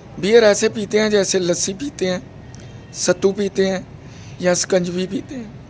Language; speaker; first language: Urdu; non-native, local second language; Punjabi